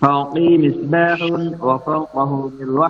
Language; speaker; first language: Arabic; non-native, learner; Bangla